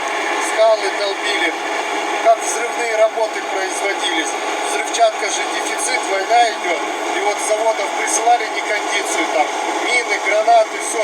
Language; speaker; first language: Russian; native; Russian